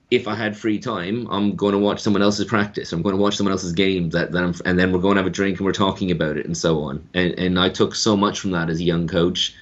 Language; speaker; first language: English; native; English